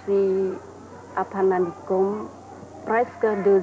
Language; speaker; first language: French; non-native, learner; Khmer